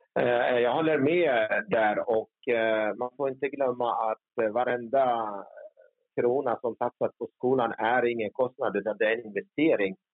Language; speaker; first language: Swedish; early bilingual, other home language; Turoyo